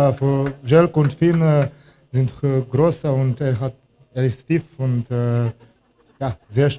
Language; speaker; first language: German; non-native, learner; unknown